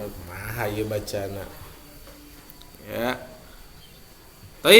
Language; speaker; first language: Arabic; non-native, fluent; Javanese